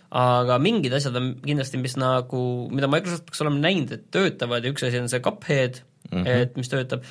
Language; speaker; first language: Estonian; native; Estonian